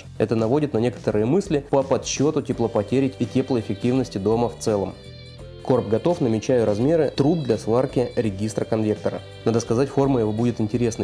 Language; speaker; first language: Russian; native; Russian